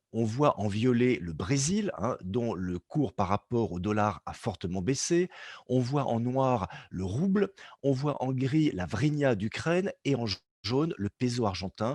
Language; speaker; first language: French; native; French